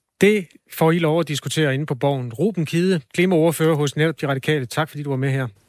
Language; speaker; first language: Danish; native; Danish